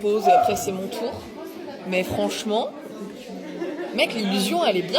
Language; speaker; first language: French; native; French